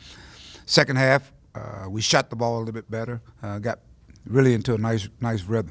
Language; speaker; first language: English; native; English